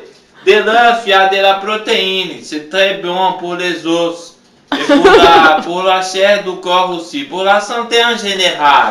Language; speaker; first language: French; non-native, learner; Portuguese